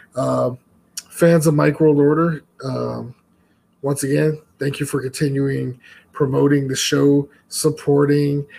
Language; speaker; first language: English; native; English